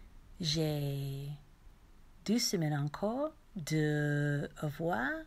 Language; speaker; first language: French; non-native, learner; English